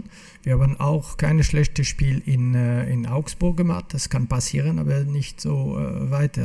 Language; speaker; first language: German; non-native, fluent; French